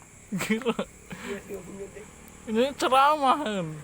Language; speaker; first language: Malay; non-native, local second language; Sundanese